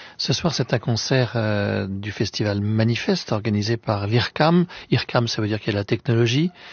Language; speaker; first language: French; native; French